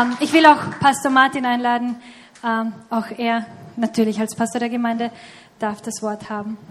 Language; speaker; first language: German; non-native, fluent; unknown